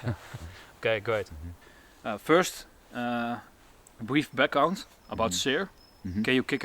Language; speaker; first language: English; non-native, fluent; Dutch